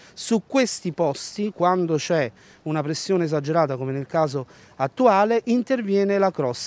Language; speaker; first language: Italian; native; Italian